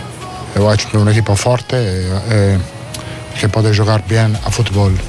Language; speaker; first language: Portuguese; non-native, fluent; Italian